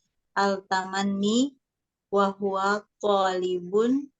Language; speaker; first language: Arabic; non-native, learner; Indonesian